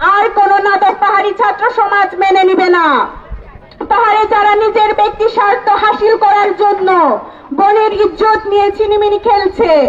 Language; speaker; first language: Bangla; non-native, local second language; Chakma